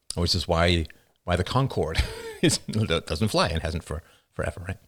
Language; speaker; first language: English; native; English